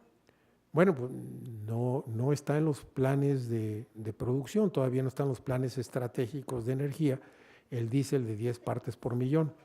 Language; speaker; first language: Spanish; native; Spanish